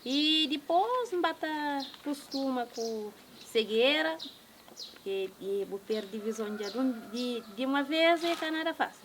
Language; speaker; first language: Portuguese; non-native, local second language; Kabuverdianu